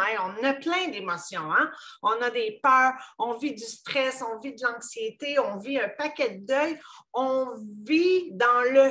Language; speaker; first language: French; native; French